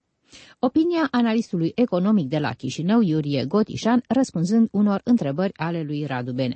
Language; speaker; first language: Romanian; native; Romanian